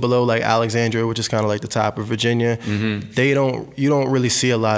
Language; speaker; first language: English; native; English